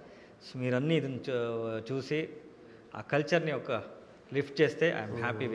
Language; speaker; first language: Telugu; non-native, learner; Kannada